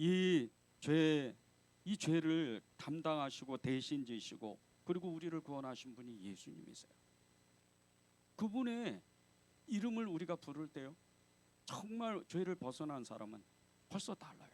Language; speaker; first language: Korean; native; Korean